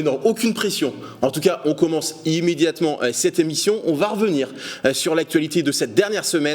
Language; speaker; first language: French; native; French